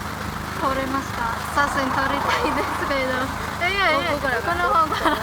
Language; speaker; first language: Japanese; non-native, fluent; Vietnamese